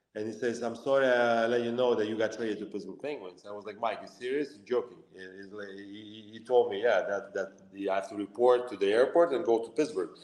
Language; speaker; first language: English; non-native, fluent; Lithuanian